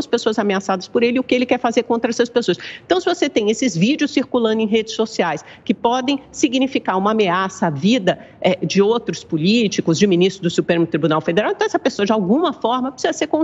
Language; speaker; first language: Portuguese; native; Portuguese